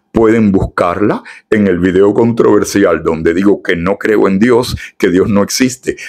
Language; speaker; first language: Spanish; native; Spanish